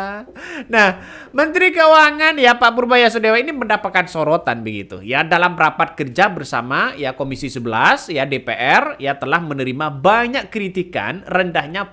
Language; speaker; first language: Indonesian; native; Indonesian